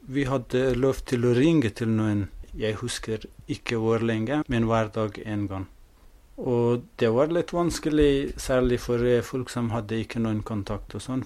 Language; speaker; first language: Norwegian; non-native, fluent; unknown